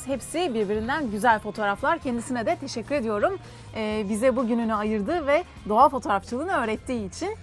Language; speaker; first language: Turkish; native; Turkish